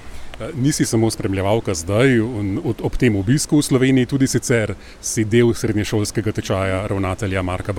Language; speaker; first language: Slovenian; native; Slovenian